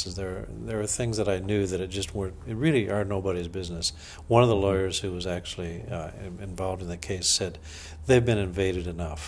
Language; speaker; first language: English; native; English